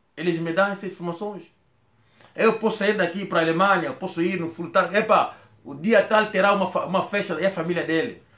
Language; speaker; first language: Portuguese; non-native, local second language; Kongo